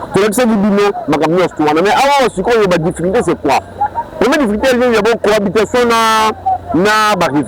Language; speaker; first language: French; non-native, local second language; Lingala